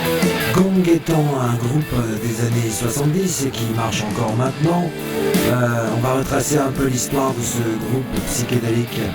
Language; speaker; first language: French; native; French